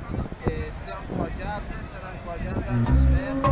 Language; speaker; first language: French; non-native, learner; Spanish